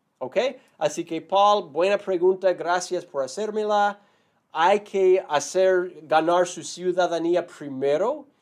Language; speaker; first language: Spanish; non-native, fluent; English